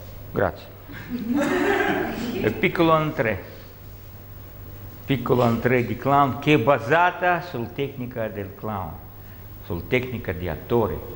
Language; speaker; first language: Italian; non-native, learner; Russian